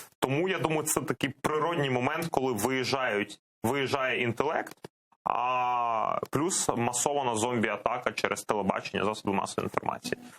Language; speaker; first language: Ukrainian; non-native, local second language; Russian